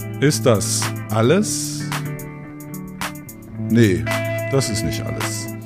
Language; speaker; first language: German; native; German